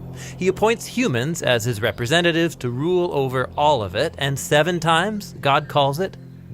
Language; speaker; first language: English; native; English